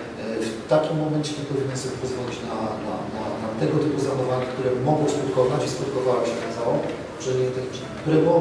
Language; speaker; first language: Polish; native; Polish